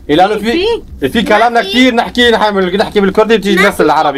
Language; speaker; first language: Arabic; non-native, local second language; Kurdish